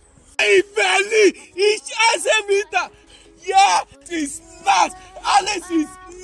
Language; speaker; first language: German; non-native, learner; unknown